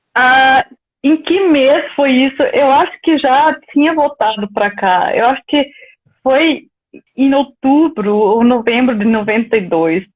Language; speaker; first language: Portuguese; non-native, fluent; German